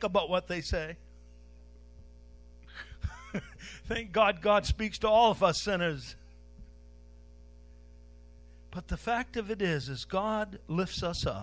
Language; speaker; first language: English; native; English